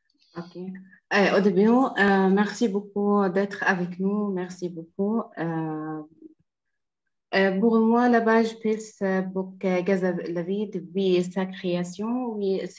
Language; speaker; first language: French; non-native, fluent; Arabic